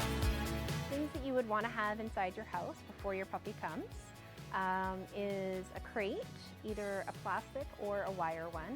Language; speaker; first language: English; native; English